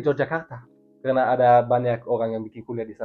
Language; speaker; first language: Indonesian; non-native, learner; German